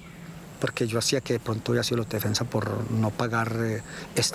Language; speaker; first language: Spanish; native; Spanish